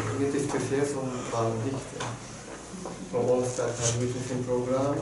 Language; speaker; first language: Swedish; non-native, learner; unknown